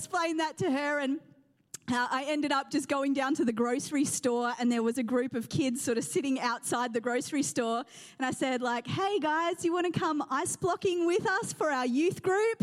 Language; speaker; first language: English; native; English